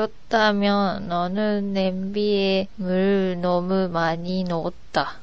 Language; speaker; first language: Korean; non-native, learner; Japanese